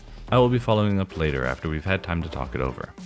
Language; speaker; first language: English; native; English